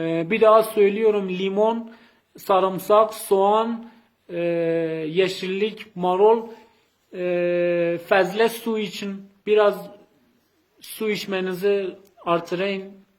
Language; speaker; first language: Turkish; non-native, fluent; Azerbaijani